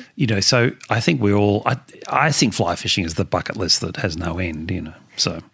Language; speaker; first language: English; native; English